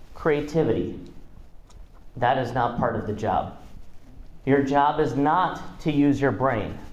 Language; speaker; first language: English; non-native, fluent; Russian